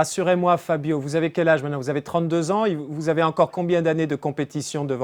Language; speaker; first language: French; native; French